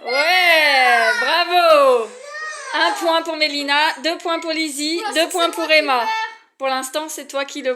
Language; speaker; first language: French; native; French